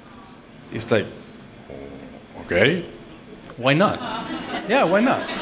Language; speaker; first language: English; non-native, fluent; Spanish